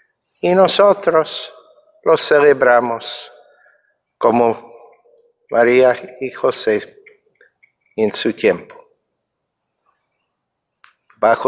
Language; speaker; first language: Spanish; non-native, fluent; English